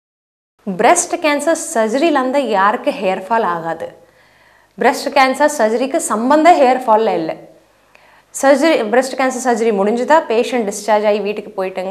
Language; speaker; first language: Tamil; non-native, fluent; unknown